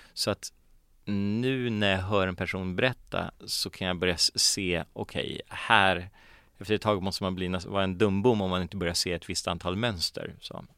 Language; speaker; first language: Swedish; early bilingual, other home language; Polish